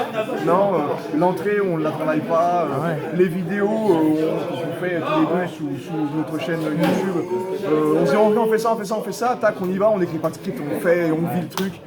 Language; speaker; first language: French; native; French